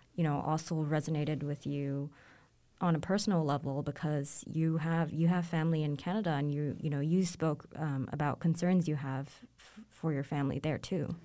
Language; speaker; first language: English; non-native, local second language; Cantonese